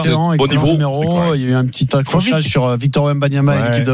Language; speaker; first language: French; native; French